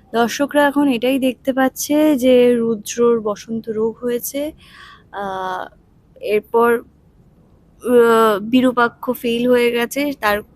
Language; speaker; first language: Bangla; non-native, learner; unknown